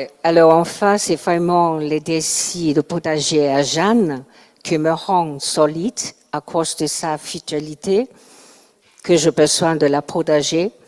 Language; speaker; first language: French; non-native, learner; Chinese